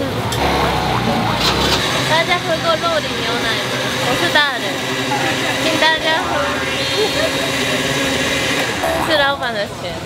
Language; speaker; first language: Chinese; non-native, fluent; Japanese